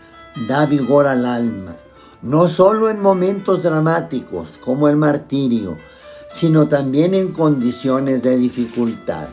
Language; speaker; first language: Spanish; native; Spanish